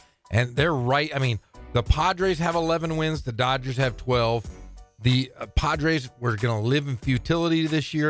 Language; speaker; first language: English; native; English